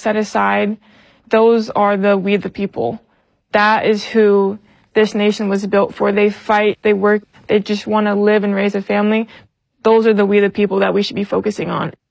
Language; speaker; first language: English; native; English